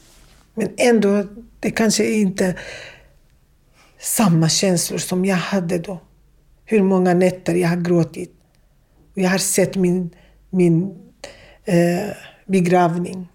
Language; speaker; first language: Swedish; non-native, fluent; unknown